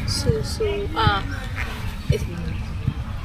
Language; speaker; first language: Spanish; non-native, learner; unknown